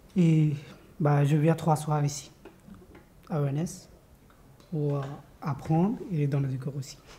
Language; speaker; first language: French; non-native, fluent; Bangla